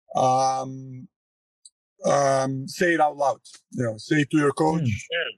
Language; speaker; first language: English; non-native, fluent; Croatian